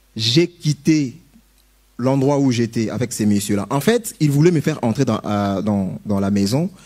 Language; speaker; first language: French; non-native, local second language; Lingala